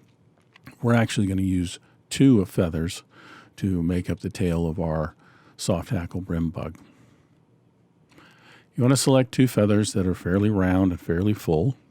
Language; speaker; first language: English; native; English